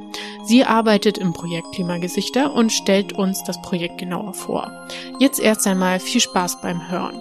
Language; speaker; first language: German; native; German